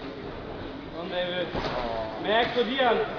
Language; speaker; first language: German; native; German